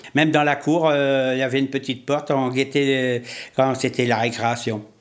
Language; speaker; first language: French; native; French